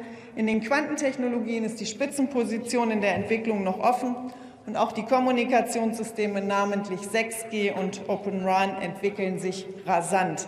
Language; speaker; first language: German; native; German